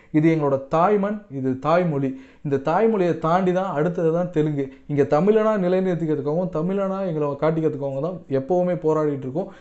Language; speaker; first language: Tamil; non-native, local second language; Telugu